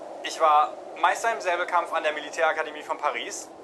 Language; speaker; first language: German; native; German